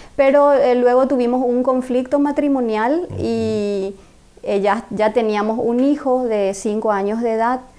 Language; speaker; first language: Spanish; native; Spanish